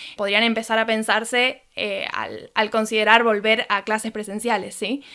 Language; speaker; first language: Spanish; native; Spanish